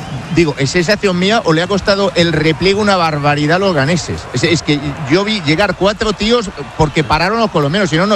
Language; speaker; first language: Spanish; native; Spanish